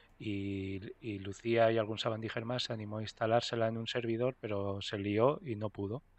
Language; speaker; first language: Spanish; native; Spanish